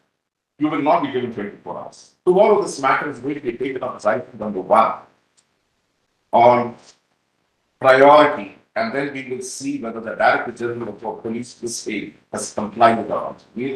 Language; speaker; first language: English; non-native, local second language; Hindi